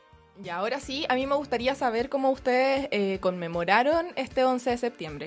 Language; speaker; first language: Spanish; native; Spanish